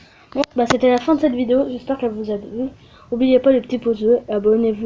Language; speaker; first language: French; native; French